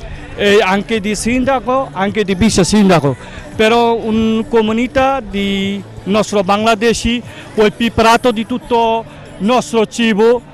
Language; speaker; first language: Italian; non-native, learner; Bangla